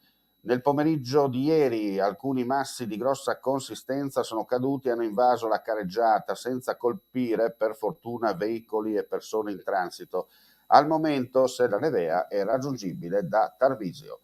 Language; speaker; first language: Italian; native; Italian